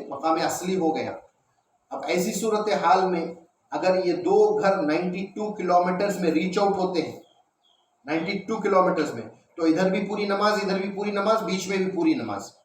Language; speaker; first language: Urdu; native; Urdu